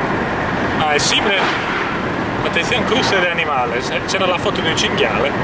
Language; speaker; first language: Italian; native; Italian